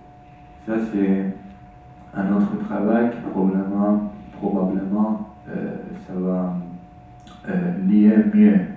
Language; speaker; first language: French; non-native, fluent; Italian